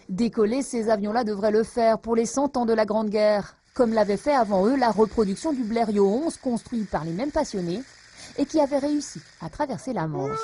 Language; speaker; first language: French; native; French